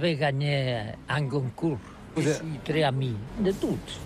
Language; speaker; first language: French; non-native, learner; Catalan